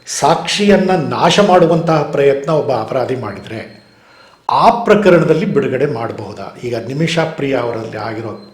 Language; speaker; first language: Kannada; native; Kannada